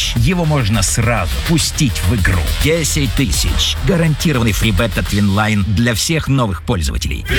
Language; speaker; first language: Russian; native; Russian